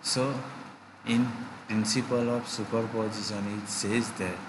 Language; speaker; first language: English; non-native, local second language; Gujarati